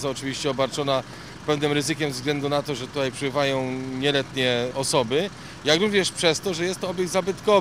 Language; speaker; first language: Polish; native; Polish